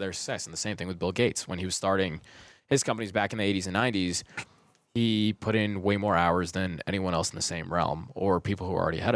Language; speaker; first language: English; early bilingual, heritage; Persian